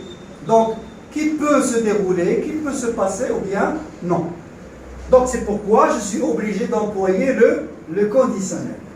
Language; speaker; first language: French; non-native, local second language; Arabic